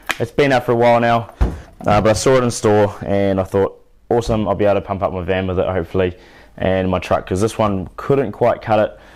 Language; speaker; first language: English; native; English